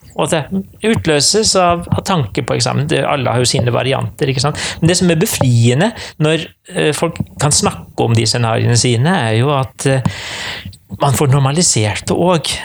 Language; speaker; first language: Norwegian; native; Norwegian